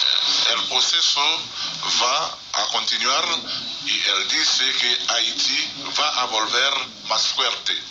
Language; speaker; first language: Spanish; non-native, fluent; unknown